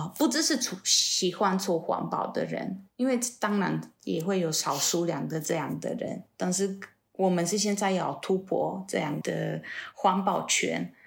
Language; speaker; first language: Chinese; non-native, fluent; Polish